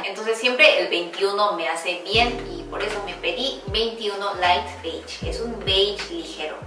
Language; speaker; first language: Spanish; non-native, fluent; Korean